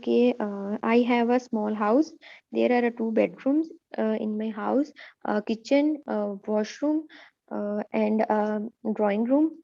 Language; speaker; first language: English; non-native, learner; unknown